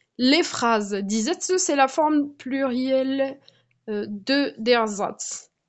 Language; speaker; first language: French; non-native, local second language; Arabic